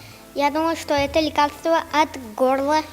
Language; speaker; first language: Russian; non-native, local second language; Tajik